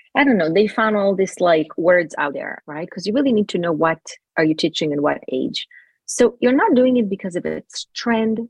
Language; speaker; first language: English; non-native, fluent; Hebrew